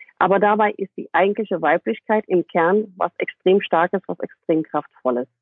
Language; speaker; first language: German; non-native, fluent; English